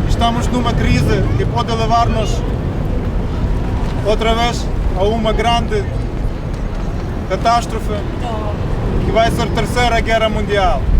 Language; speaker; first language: Portuguese; non-native, fluent; Ukrainian